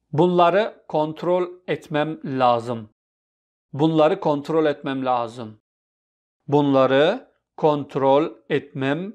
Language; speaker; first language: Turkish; non-native, fluent; Urdu